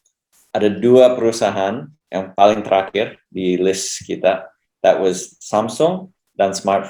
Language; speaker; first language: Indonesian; early bilingual, heritage; English